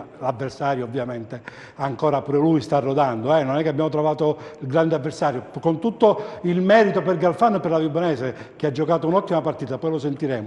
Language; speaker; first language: Italian; native; Italian